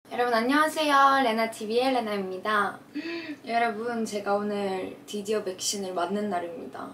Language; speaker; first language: Korean; non-native, fluent; Russian